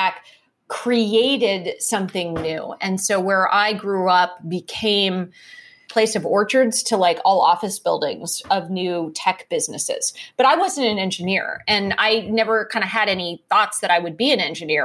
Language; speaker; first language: English; native; English